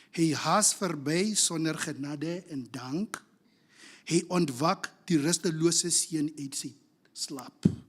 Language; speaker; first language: Afrikaans; non-native, local second language; Southern Sotho